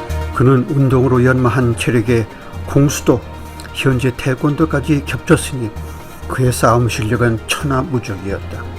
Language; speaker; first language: Korean; native; Korean